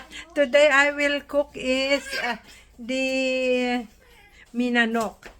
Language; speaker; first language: English; non-native, local second language; Filipino